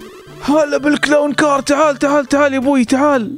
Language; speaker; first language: Arabic; native; Arabic